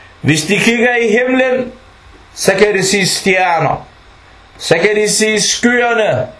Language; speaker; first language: Danish; non-native, fluent; Arabic